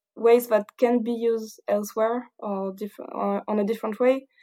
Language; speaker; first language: English; non-native, fluent; French